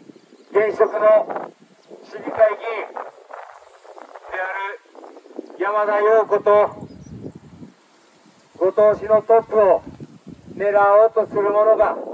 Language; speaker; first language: Japanese; native; Japanese